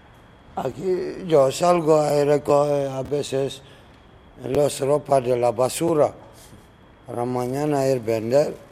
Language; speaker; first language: Spanish; non-native, learner; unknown